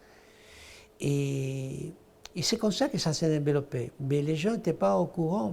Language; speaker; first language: French; non-native, fluent; Spanish